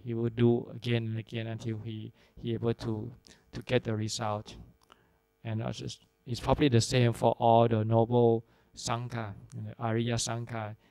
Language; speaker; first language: English; non-native, fluent; Thai